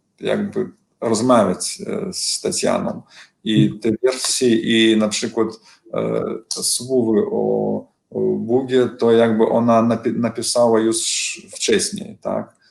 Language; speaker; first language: Polish; non-native, learner; Belarusian